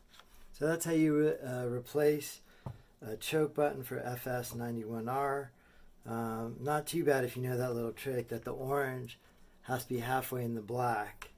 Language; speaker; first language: English; native; English